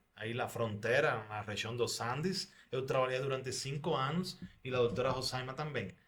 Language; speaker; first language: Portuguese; non-native, fluent; Spanish